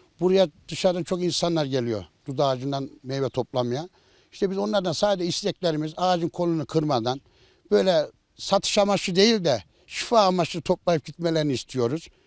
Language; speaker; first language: Turkish; native; Turkish